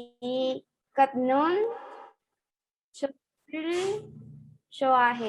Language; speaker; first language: Korean; non-native, learner; Spanish